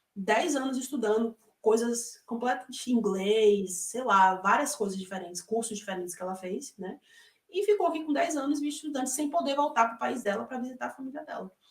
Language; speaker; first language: Portuguese; native; Portuguese